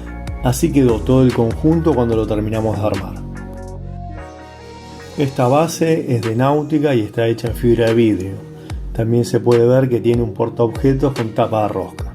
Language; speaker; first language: Spanish; native; Spanish